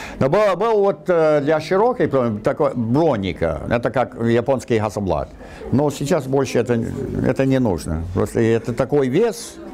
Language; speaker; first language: Russian; non-native, fluent; English